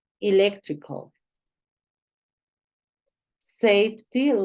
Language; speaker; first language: English; non-native, learner; Spanish